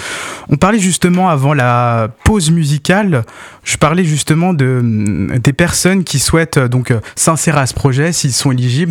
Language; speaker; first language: French; native; French